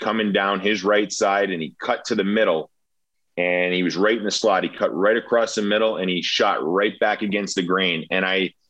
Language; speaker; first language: English; native; English